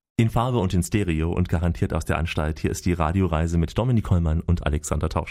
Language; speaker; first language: German; native; German